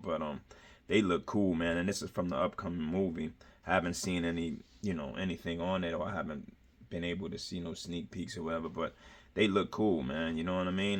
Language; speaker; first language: English; native; English